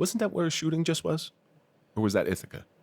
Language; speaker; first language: English; native; English